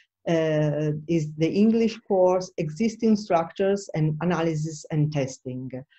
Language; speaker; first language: English; non-native, fluent; Italian